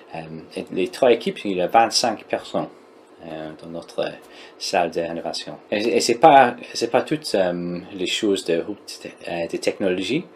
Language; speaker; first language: French; non-native, learner; English